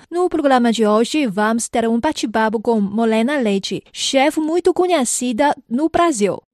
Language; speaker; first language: Portuguese; non-native, fluent; Chinese